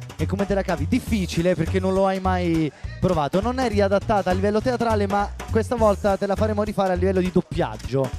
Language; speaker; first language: Italian; native; Italian